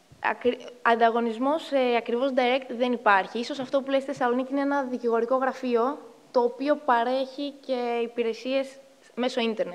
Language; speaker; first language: Greek; native; Greek